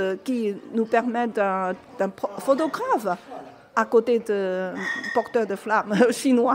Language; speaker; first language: French; non-native, learner; Chinese